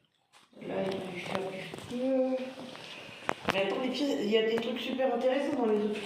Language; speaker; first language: French; native; French